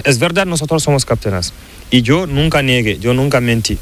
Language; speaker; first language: Spanish; non-native, learner; Fula